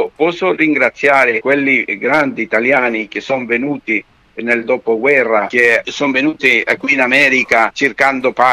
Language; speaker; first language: Italian; non-native, fluent; Spanish